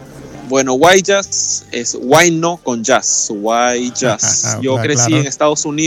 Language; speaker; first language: Spanish; native; Spanish